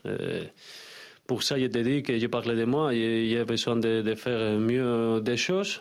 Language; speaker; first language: French; non-native, learner; Spanish